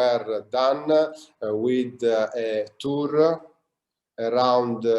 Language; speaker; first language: English; non-native, learner; Italian